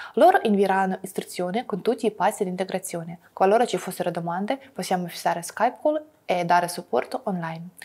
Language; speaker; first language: Italian; non-native, fluent; Russian